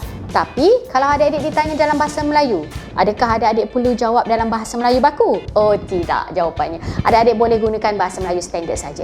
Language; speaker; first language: Malay; native; Malay